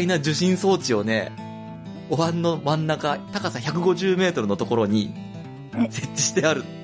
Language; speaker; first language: Japanese; native; Japanese